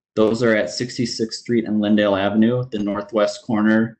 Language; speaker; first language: English; native; English